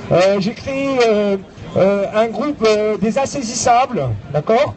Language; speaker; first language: French; native; French